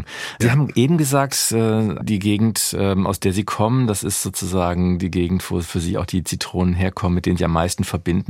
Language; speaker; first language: German; native; German